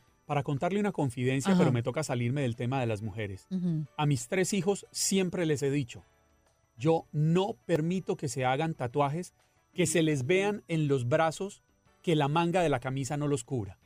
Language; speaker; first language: Spanish; native; Spanish